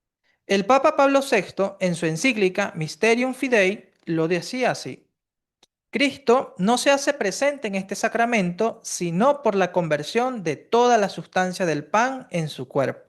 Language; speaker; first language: Spanish; native; Spanish